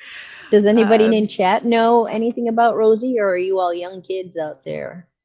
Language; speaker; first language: English; native; English